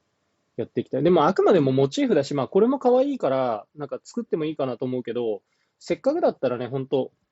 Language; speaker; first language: Japanese; native; Japanese